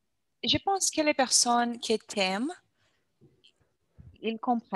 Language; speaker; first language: French; non-native, learner; Portuguese